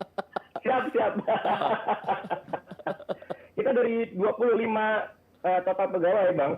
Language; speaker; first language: Indonesian; native; Indonesian